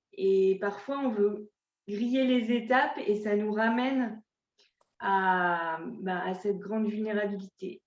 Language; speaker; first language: French; native; French